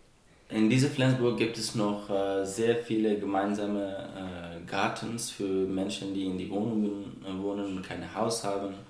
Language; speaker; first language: German; non-native, fluent; Persian